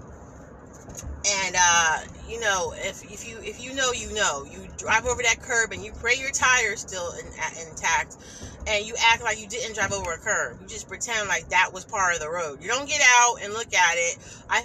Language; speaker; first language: English; native; English